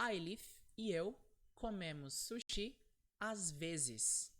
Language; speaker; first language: Portuguese; non-native, fluent; English